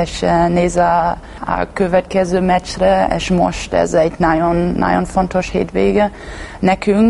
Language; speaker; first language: Hungarian; non-native, learner; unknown